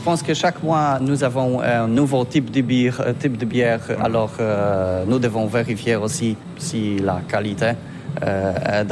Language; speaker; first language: French; non-native, learner; Polish